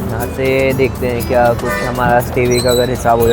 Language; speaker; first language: Hindi; native; Hindi